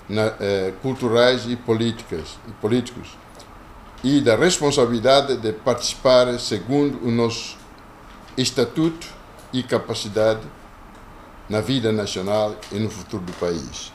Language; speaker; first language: Portuguese; non-native, local second language; Kongo